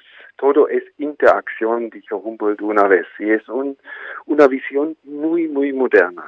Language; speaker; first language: Spanish; non-native, fluent; German